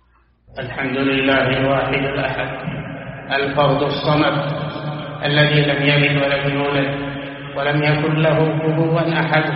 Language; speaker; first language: Arabic; native; Arabic